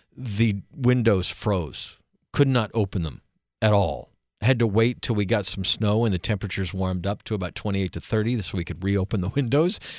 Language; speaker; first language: English; native; English